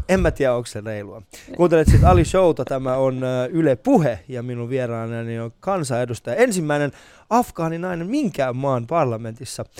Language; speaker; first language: Finnish; early bilingual, other home language; Persian